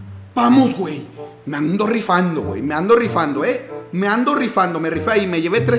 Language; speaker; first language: Spanish; native; Spanish